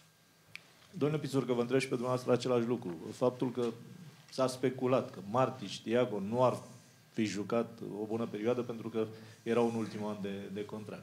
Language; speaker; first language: Romanian; native; Romanian